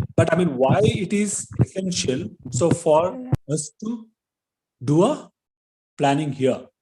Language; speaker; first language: English; non-native, local second language; Kannada